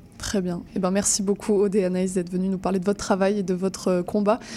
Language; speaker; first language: French; native; French